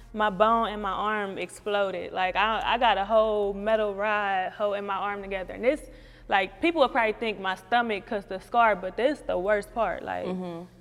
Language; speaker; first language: English; native; English